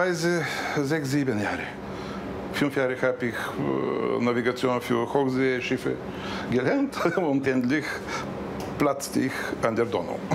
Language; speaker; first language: German; non-native, learner; Bulgarian